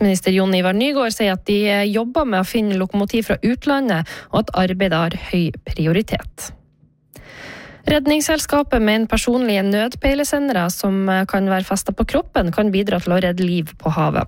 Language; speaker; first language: Norwegian; native; Norwegian